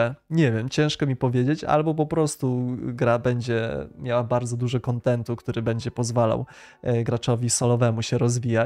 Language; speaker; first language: Polish; native; Polish